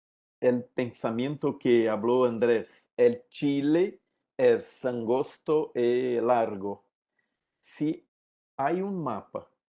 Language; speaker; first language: Spanish; non-native, learner; Portuguese